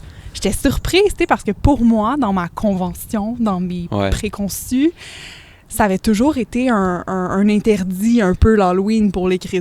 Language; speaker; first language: French; native; French